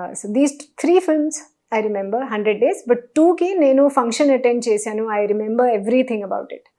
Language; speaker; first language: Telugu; non-native, learner; Hindi